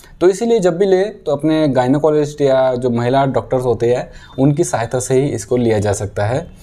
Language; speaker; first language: Hindi; native; Hindi